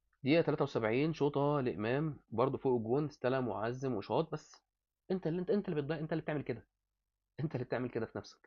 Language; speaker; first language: Arabic; native; Arabic